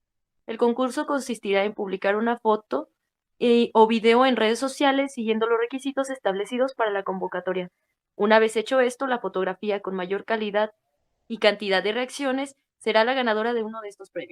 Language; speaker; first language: Spanish; native; Spanish